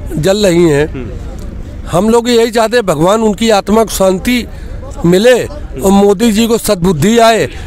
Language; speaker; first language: Hindi; native; Hindi